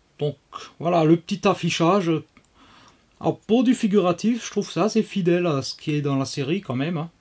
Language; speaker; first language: French; native; French